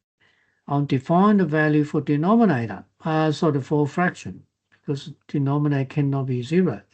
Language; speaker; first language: English; non-native, fluent; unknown